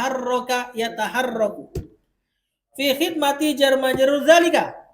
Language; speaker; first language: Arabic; non-native, fluent; Indonesian